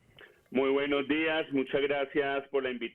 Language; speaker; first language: Spanish; native; Spanish